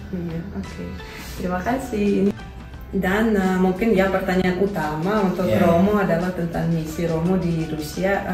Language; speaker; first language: Indonesian; non-native, fluent; Russian